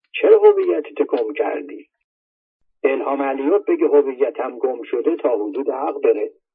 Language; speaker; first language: Persian; native; Persian